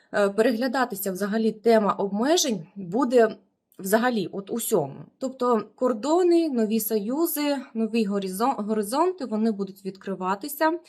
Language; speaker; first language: Ukrainian; non-native, local second language; Russian